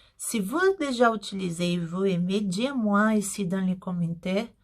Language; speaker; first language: French; non-native, learner; Portuguese